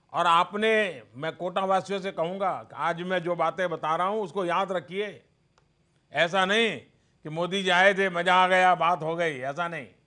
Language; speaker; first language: Hindi; non-native, local second language; Gujarati